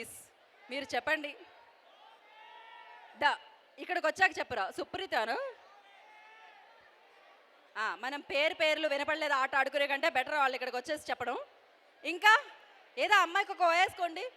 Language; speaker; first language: Telugu; native; Telugu